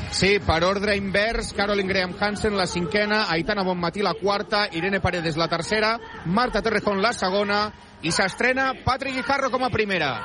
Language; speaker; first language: Catalan; native; Catalan